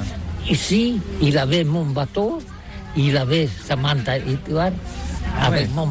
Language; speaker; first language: French; non-native, learner; Catalan